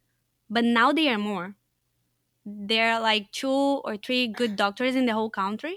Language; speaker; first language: English; non-native, fluent; Portuguese